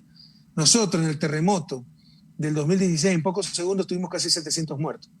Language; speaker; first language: Spanish; native; Spanish